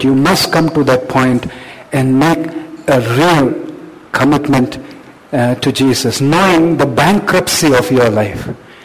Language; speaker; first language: English; non-native, local second language; Malayalam